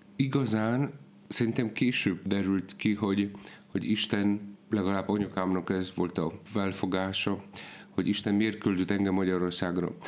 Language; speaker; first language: Hungarian; non-native, fluent; Polish